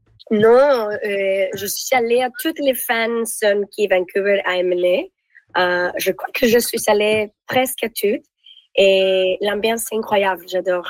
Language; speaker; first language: French; non-native, learner; Spanish